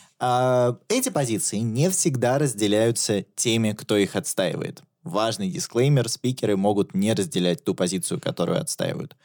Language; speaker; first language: Russian; native; Russian